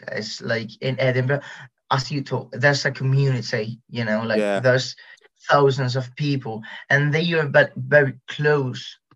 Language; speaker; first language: English; non-native, fluent; Spanish